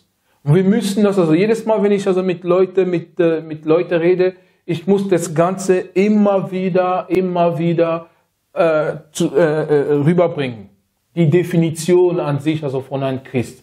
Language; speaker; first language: German; non-native, learner; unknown